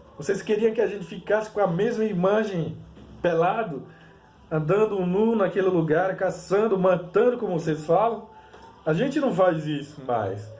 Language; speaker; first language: Portuguese; non-native, local second language; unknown